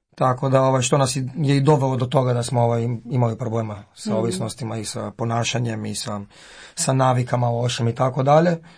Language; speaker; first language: Croatian; native; Croatian